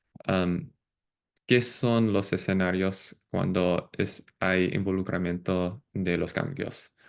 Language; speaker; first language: Spanish; non-native, fluent; English